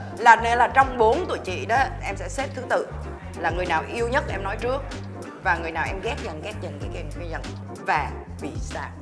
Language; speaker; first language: Vietnamese; native; Vietnamese